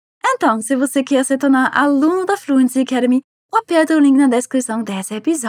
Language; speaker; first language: Portuguese; non-native, fluent; German